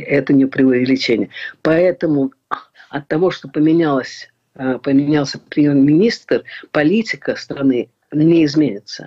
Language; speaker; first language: Russian; native; Russian